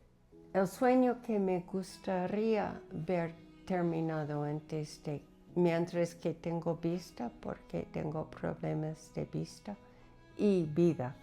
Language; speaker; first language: Spanish; non-native, fluent; English